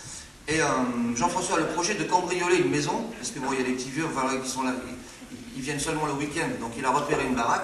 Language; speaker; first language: French; native; French